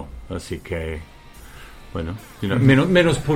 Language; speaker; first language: Spanish; non-native, fluent; English